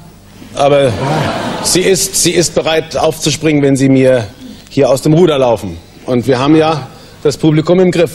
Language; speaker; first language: German; native; German